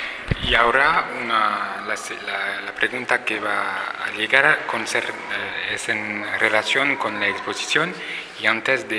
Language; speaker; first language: Spanish; non-native, fluent; French